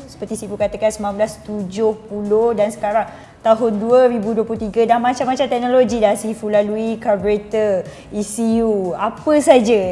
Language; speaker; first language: Malay; native; Malay